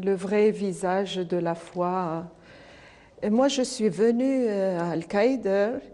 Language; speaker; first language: French; non-native, local second language; Arabic